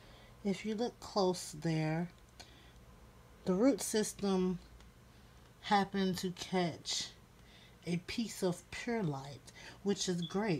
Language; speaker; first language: English; native; English